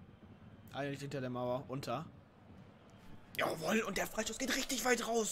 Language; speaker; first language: German; native; German